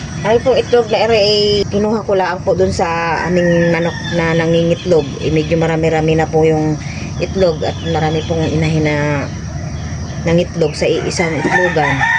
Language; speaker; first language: Filipino; native; Filipino